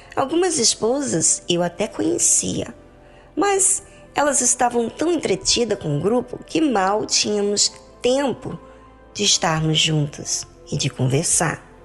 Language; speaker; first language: Portuguese; native; Portuguese